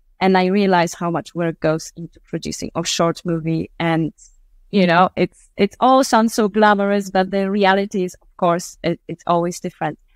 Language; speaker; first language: English; non-native, fluent; Polish